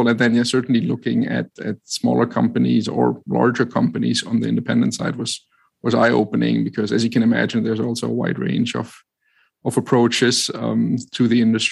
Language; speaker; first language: English; non-native, fluent; German